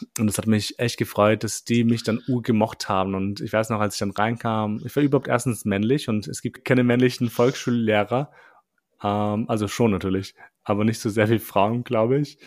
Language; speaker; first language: German; early bilingual, other home language; Albanian